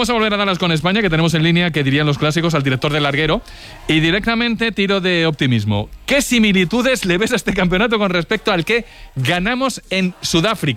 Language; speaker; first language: Spanish; native; Spanish